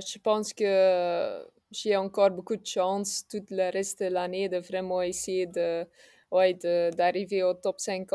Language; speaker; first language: French; non-native, local second language; Dutch